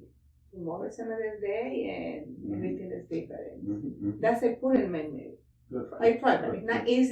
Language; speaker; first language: English; non-native, learner; Spanish